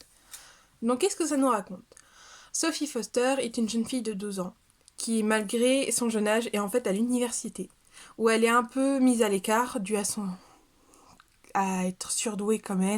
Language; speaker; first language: French; native; French